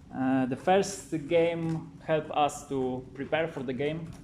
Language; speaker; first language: English; non-native, fluent; Polish